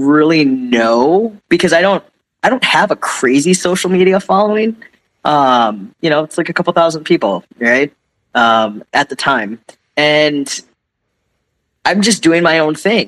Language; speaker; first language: English; native; English